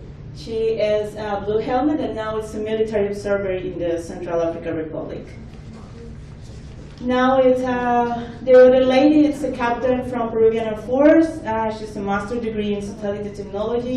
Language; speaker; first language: English; non-native, fluent; Spanish